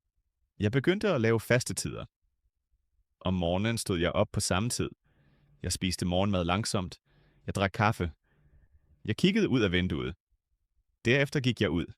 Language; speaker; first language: Danish; non-native, fluent; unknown